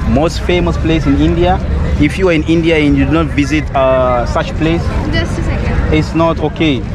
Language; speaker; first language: English; non-native, fluent; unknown